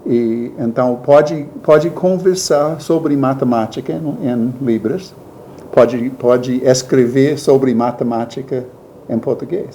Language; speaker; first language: Portuguese; non-native, learner; English